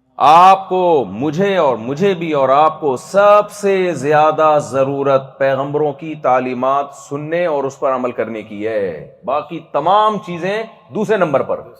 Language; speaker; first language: Urdu; native; Urdu